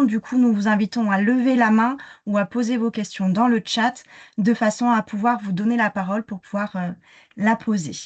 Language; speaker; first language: French; native; French